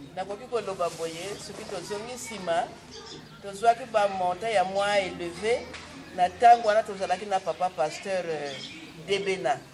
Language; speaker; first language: Lingala; native; Lingala